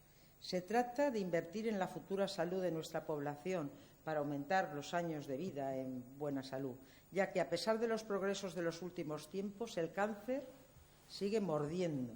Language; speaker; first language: Spanish; native; Spanish